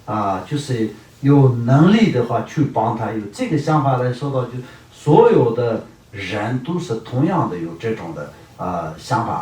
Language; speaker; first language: Chinese; non-native, local second language; Tibetan